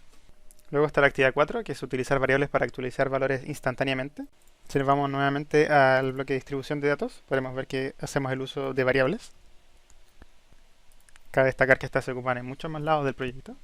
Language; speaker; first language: Spanish; native; Spanish